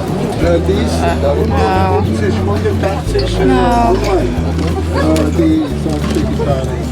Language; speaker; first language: German; non-native, learner; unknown